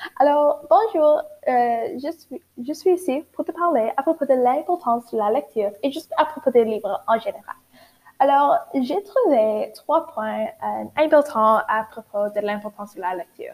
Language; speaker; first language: French; non-native, learner; English